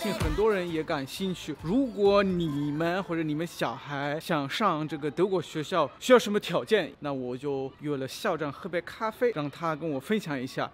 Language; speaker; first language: Chinese; non-native, fluent; German